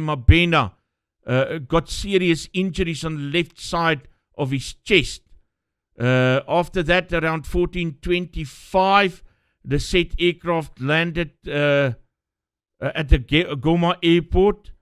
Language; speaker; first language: English; non-native, local second language; Afrikaans